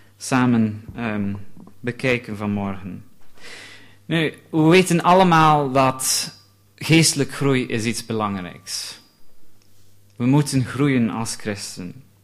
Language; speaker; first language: Dutch; non-native, fluent; English